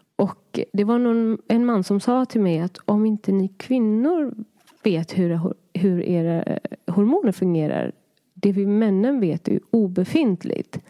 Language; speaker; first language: Swedish; early bilingual, other home language; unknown